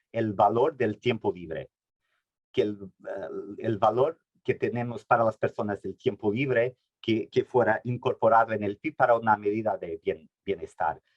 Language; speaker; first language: Spanish; non-native, fluent; Portuguese